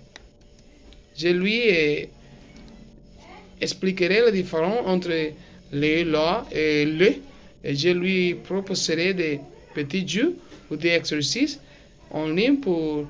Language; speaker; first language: French; non-native, learner; Spanish